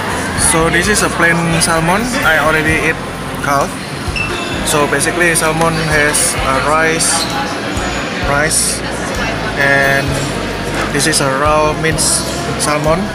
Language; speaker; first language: English; non-native, learner; Indonesian